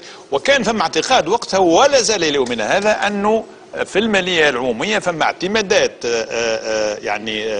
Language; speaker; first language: Arabic; native; Arabic